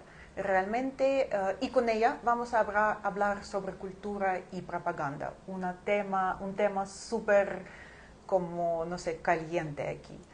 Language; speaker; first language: Spanish; non-native, fluent; Ukrainian